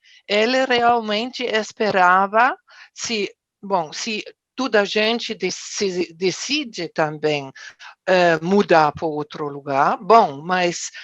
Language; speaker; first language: Portuguese; non-native, fluent; German